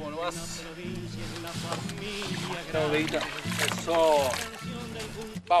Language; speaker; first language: Spanish; native; Spanish